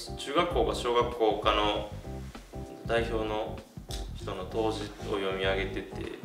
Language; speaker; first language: Japanese; native; Japanese